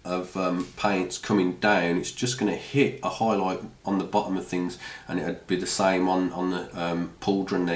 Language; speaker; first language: English; native; English